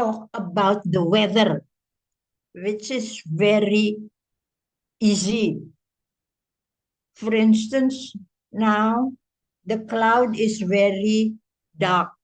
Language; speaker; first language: English; non-native, fluent; Indonesian